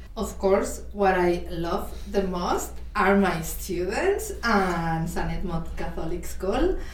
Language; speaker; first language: English; non-native, fluent; Spanish